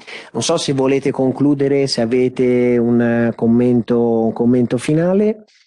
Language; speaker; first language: Italian; native; Italian